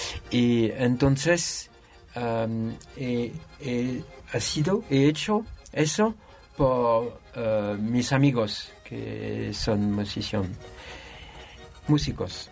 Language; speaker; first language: Spanish; non-native, learner; French